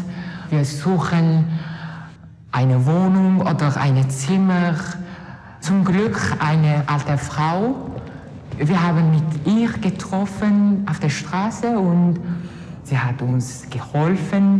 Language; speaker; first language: German; non-native, learner; Mongolian